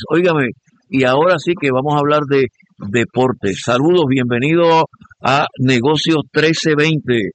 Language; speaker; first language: Spanish; native; Spanish